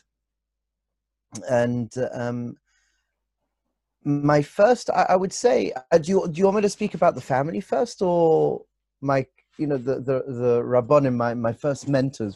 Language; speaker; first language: English; native; English